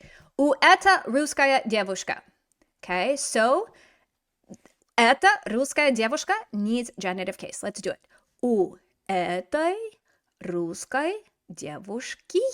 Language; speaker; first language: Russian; non-native, fluent; English